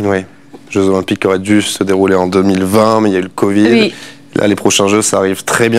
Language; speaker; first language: French; native; French